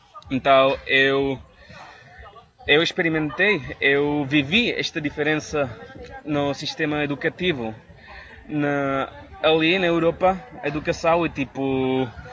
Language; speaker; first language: Portuguese; non-native, fluent; Catalan